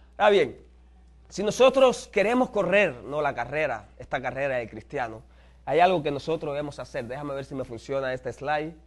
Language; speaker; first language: Spanish; native; Spanish